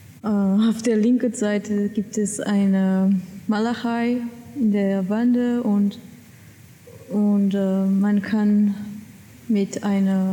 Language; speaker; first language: German; non-native, learner; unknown